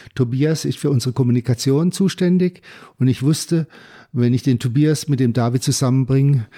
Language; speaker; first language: German; non-native, fluent; French